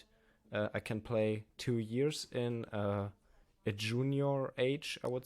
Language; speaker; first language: English; non-native, learner; German